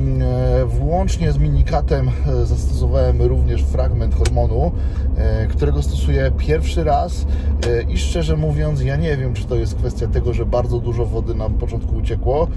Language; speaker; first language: Polish; native; Polish